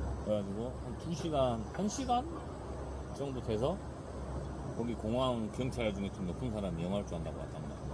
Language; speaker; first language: Korean; native; Korean